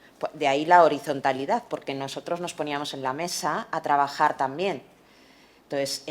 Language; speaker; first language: Spanish; native; Spanish